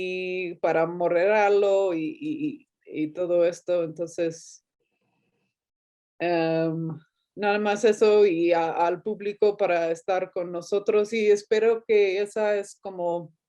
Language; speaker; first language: Spanish; non-native, fluent; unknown